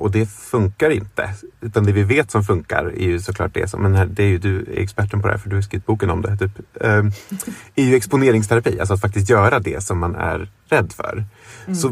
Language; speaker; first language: Swedish; native; Swedish